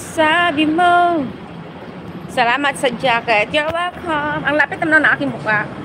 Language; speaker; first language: Filipino; native; Filipino